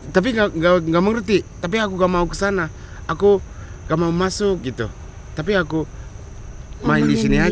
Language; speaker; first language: Indonesian; non-native, learner; Japanese